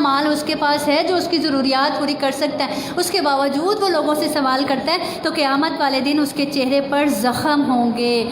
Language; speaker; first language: Urdu; native; Urdu